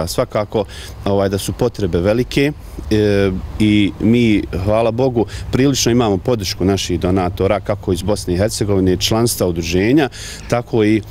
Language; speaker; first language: Croatian; native; Croatian